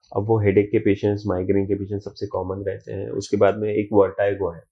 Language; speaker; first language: Hindi; non-native, local second language; Marathi